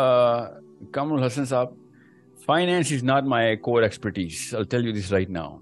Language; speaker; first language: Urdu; non-native, local second language; Punjabi